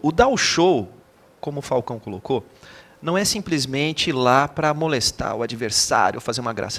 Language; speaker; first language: Portuguese; native; Portuguese